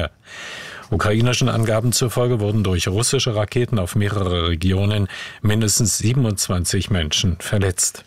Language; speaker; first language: German; native; German